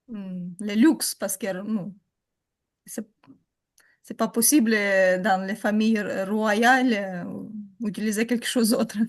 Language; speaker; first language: French; non-native, learner; Ukrainian